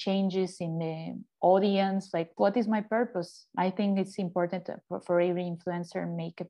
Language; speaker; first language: English; non-native, fluent; Ukrainian